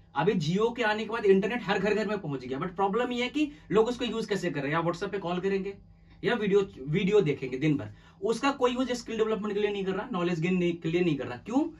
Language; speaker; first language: Hindi; native; Hindi